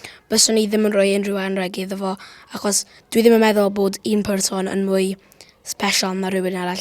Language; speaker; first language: Welsh; native; Welsh